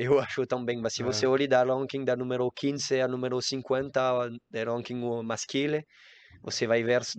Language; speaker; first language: Portuguese; non-native, learner; French